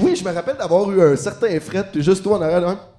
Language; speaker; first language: French; native; French